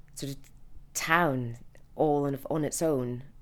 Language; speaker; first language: English; native; English